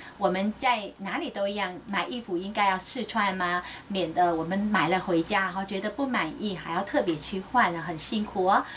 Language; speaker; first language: Chinese; non-native, fluent; Vietnamese